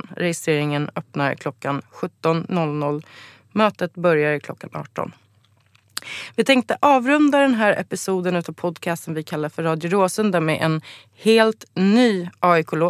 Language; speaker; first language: Swedish; native; Swedish